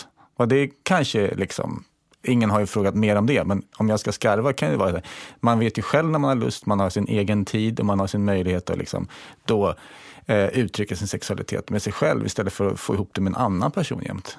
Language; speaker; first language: Swedish; native; Swedish